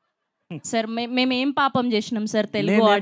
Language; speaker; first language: Telugu; native; Telugu